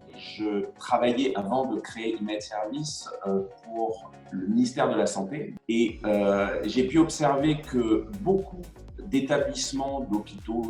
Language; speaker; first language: French; native; French